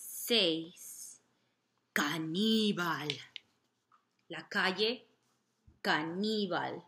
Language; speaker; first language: Spanish; non-native, fluent; English